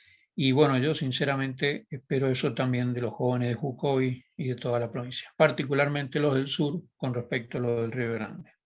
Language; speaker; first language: Spanish; native; Spanish